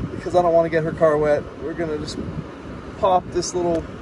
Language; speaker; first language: English; native; English